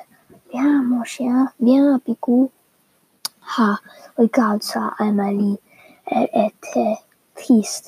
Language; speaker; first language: French; non-native, learner; English